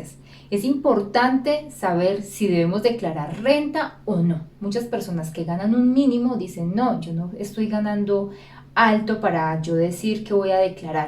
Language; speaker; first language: Spanish; native; Spanish